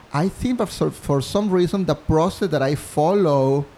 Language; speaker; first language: English; non-native, fluent; Spanish